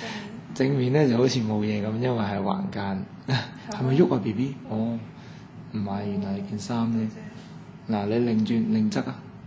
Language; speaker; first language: Cantonese; native; Cantonese